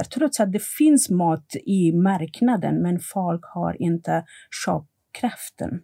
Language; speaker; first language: Swedish; non-native, fluent; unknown